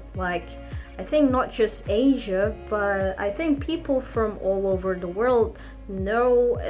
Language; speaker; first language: English; non-native, fluent; Indonesian